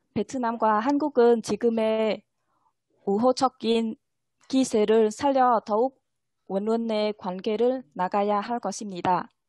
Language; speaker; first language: Korean; non-native, fluent; Vietnamese